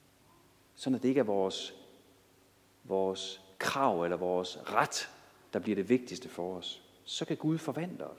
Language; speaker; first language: Danish; native; Danish